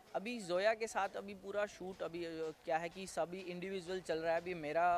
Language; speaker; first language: Hindi; native; Hindi